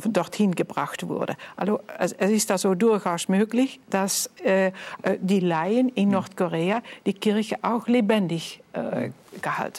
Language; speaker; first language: German; non-native, fluent; Dutch